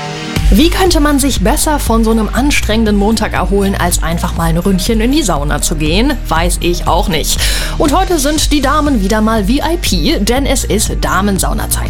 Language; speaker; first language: German; native; German